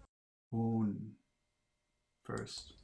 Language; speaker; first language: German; non-native, learner; English